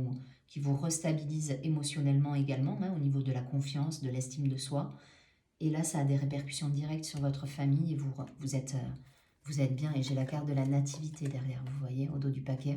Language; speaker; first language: French; native; French